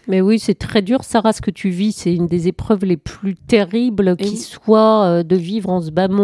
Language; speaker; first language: French; native; French